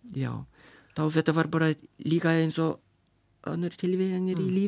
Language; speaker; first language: Icelandic; non-native, learner; Lithuanian